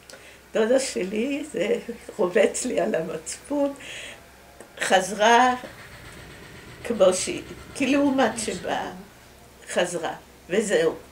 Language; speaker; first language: Hebrew; early bilingual, other home language; Dutch